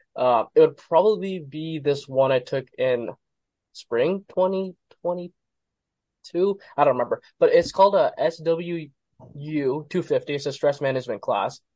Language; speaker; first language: English; native; English